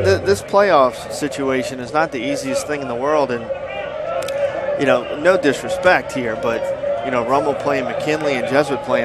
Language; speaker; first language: English; native; English